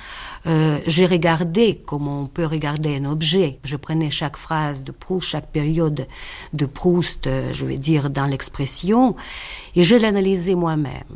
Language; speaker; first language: French; non-native, fluent; Russian